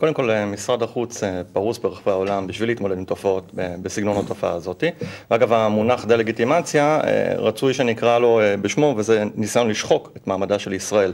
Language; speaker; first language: Hebrew; native; Hebrew